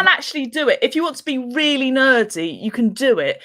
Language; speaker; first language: English; native; English